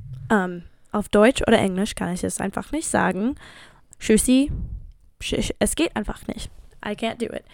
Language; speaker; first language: German; non-native, fluent; English